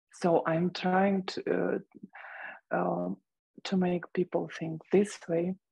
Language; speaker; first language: English; non-native, fluent; Russian